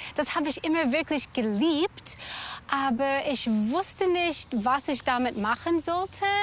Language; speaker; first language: German; non-native, fluent; English